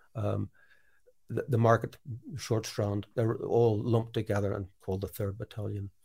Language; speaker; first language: English; native; English